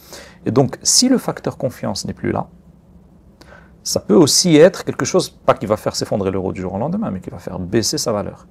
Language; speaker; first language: French; non-native, local second language; Arabic